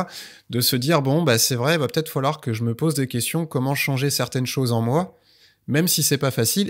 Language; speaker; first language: French; native; French